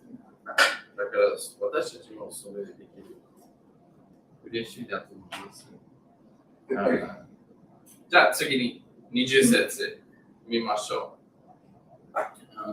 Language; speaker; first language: Japanese; non-native, learner; English